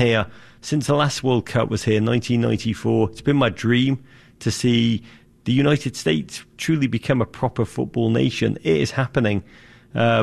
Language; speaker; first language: English; native; English